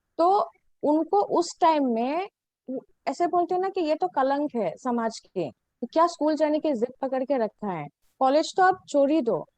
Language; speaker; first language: Hindi; non-native, local second language; Assamese